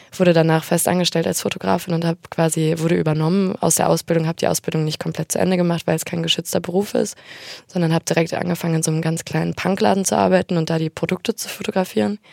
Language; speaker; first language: German; native; German